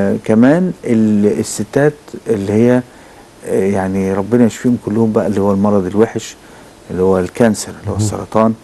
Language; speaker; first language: Arabic; native; Arabic